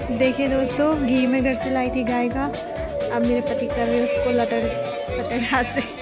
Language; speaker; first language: Hindi; non-native, local second language; Garhwali